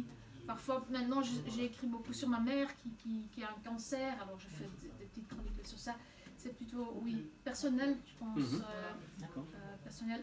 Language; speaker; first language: French; non-native, local second language; Dutch